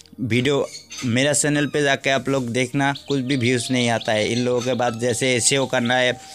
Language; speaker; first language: Hindi; non-native, local second language; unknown